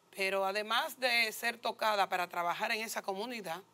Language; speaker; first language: Spanish; native; Spanish